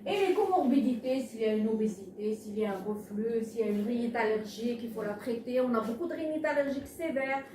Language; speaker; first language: French; non-native, local second language; Arabic